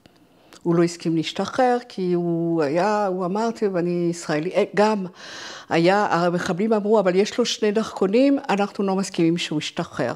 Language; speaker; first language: Hebrew; non-native, fluent; French